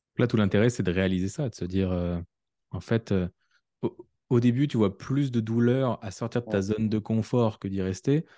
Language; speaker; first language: French; native; French